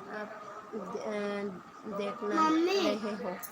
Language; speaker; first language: Hindi; non-native, local second language; Bangla